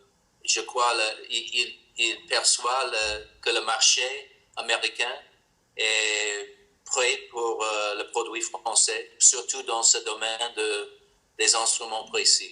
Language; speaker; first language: French; non-native, learner; English